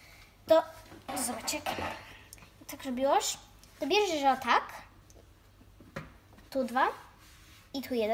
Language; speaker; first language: Polish; early bilingual, heritage; Polish